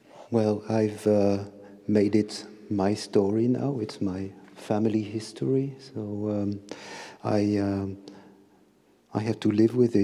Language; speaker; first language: English; non-native, fluent; French